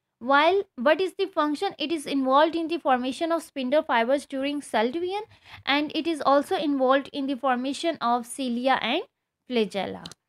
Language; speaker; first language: English; non-native, local second language; Urdu